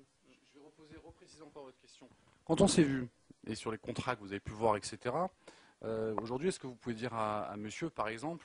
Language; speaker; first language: French; native; French